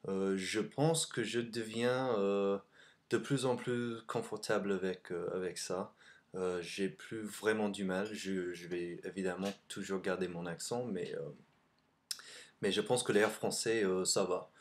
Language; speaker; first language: French; non-native, fluent; English